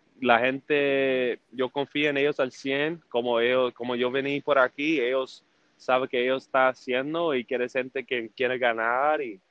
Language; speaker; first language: Spanish; early bilingual, heritage; English